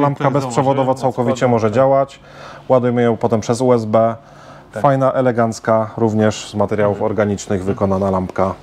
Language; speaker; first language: Polish; native; Polish